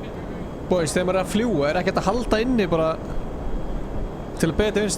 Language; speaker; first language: Icelandic; native; Icelandic